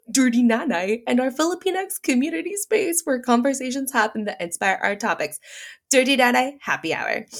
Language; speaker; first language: English; early bilingual, other home language; Filipino